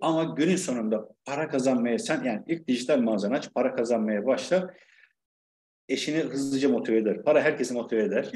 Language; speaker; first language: Turkish; native; Turkish